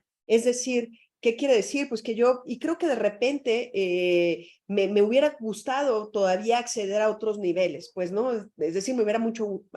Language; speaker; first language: Spanish; native; Spanish